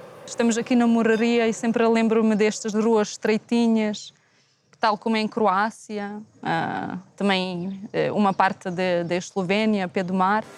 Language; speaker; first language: Portuguese; non-native, fluent; Slovenian